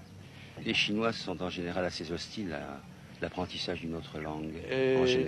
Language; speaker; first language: French; native; French